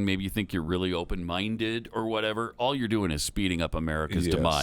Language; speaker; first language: English; native; English